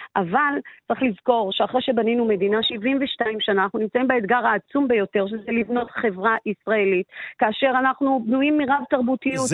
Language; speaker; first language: Hebrew; early bilingual, other home language; Amharic